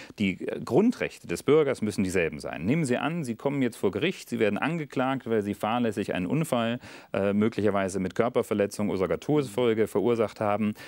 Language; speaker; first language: German; native; German